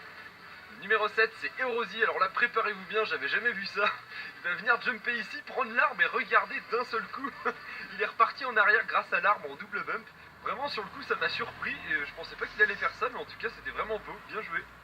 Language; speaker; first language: French; native; French